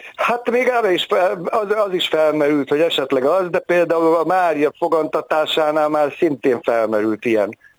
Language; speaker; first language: Hungarian; native; Hungarian